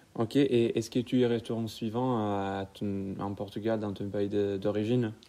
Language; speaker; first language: French; non-native, fluent; Italian